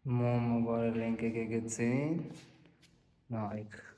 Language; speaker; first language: Armenian; non-native, learner; Hindi